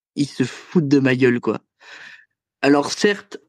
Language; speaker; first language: French; native; French